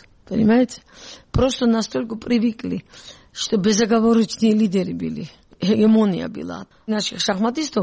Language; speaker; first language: Russian; non-native, local second language; Georgian